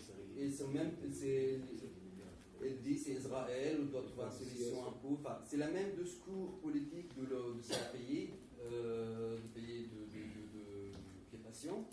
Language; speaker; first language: French; non-native, fluent; Arabic